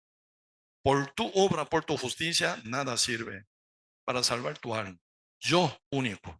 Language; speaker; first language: Spanish; non-native, learner; Korean